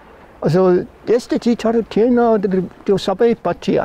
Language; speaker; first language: Nepali; non-native, learner; German